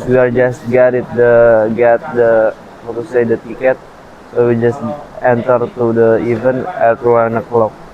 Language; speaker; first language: English; non-native, learner; Indonesian